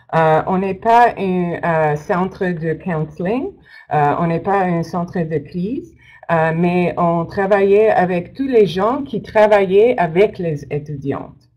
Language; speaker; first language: French; non-native, learner; English